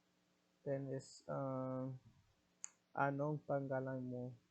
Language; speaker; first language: Filipino; non-native, learner; Spanish